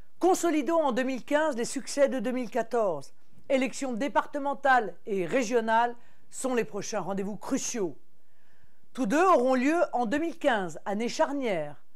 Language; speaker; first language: French; native; French